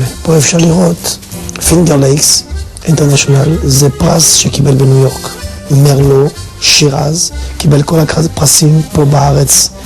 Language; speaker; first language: Hebrew; non-native, learner; French